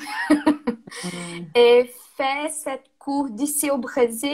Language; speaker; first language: French; non-native, learner; Portuguese